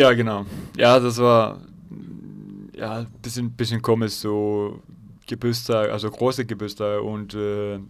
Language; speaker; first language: German; non-native, fluent; Icelandic